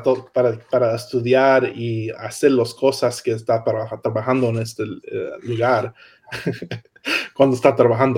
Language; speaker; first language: Spanish; non-native, learner; English